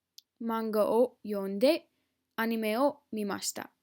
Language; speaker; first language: Japanese; non-native, fluent; English